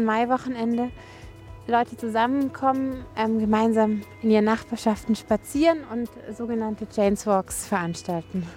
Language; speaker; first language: German; native; German